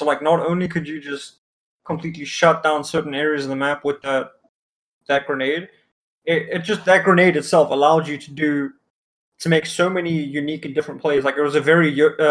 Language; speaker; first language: English; non-native, local second language; Afrikaans